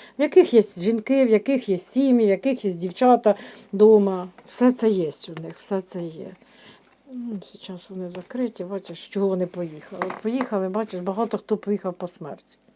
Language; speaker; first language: Ukrainian; native; Ukrainian